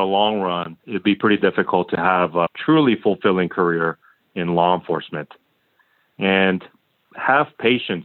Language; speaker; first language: English; non-native, fluent; Korean